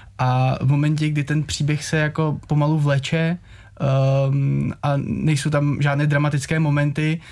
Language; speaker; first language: Czech; native; Czech